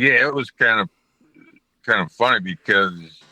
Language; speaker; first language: English; native; English